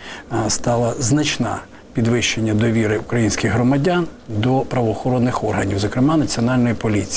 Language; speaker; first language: Ukrainian; native; Ukrainian